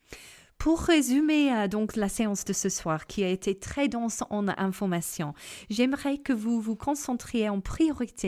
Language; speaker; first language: French; non-native, fluent; English